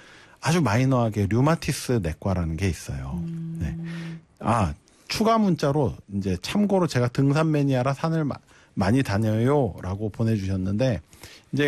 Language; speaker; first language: Korean; native; Korean